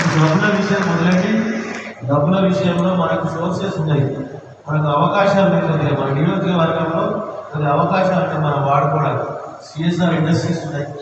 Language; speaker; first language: Telugu; native; Telugu